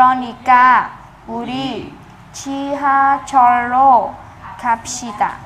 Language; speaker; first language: Korean; non-native, learner; Vietnamese